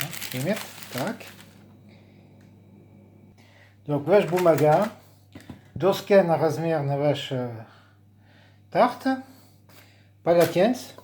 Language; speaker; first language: Russian; non-native, learner; French